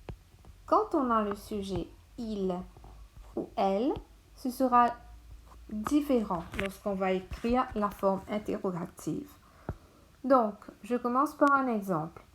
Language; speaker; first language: French; non-native, local second language; Morisyen